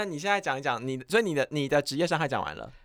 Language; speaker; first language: Chinese; native; Chinese